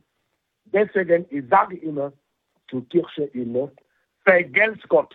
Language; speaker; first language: German; non-native, fluent; French